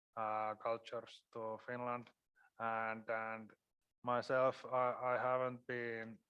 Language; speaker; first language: English; non-native, fluent; Finnish